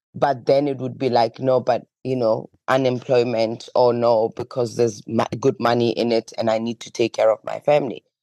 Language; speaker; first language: English; non-native, local second language; Zulu